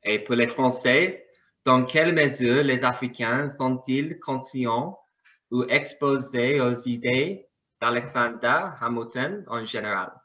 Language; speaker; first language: French; non-native, learner; English